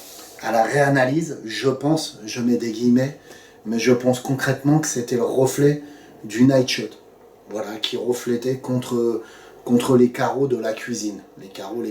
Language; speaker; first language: French; native; French